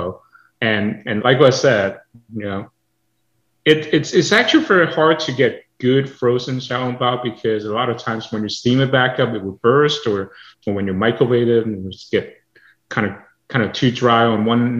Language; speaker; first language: English; non-native, local second language; Cantonese